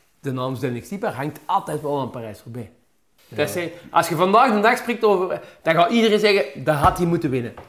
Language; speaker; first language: Dutch; native; Dutch